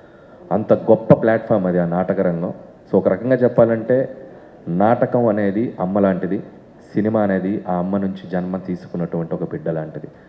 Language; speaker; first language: Telugu; native; Telugu